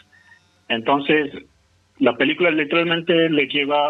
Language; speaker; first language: Spanish; non-native, fluent; Hindi